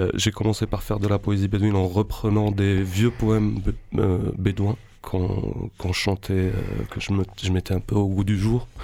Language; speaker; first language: French; non-native, local second language; Arabic